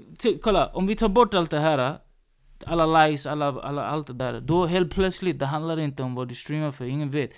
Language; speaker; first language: Swedish; early bilingual, other home language; Spanish